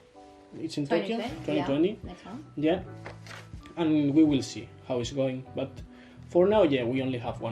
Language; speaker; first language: English; non-native, learner; Spanish